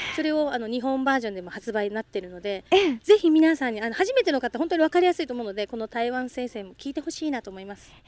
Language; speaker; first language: Japanese; native; Japanese